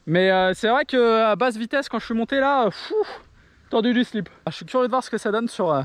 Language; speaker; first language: French; native; French